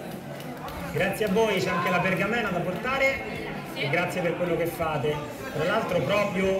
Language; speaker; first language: Italian; native; Italian